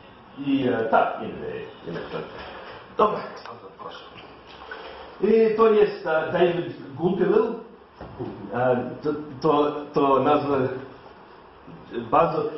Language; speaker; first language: Polish; non-native, learner; English